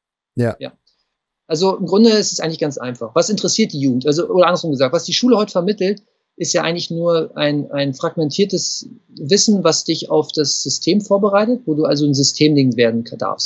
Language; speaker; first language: German; native; German